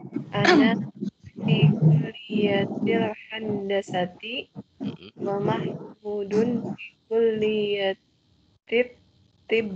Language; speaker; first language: Arabic; non-native, learner; Indonesian